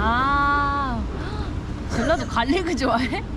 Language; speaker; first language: Korean; native; Korean